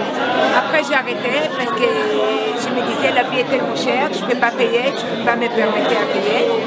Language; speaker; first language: French; non-native, fluent; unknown